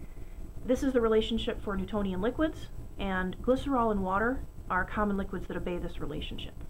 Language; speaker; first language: English; native; English